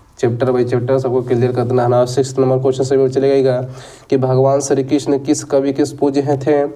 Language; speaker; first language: Hindi; native; Hindi